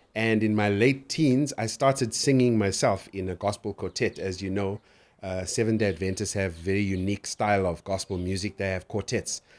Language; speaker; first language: English; native; English